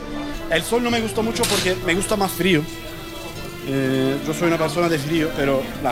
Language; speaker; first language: Spanish; non-native, learner; Turkish